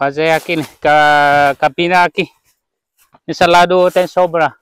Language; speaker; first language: Portuguese; non-native, learner; Vietnamese